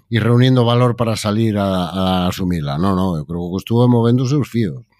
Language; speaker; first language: Spanish; non-native, local second language; Galician